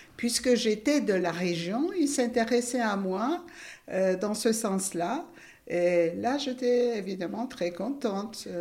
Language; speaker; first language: French; non-native, fluent; Turkish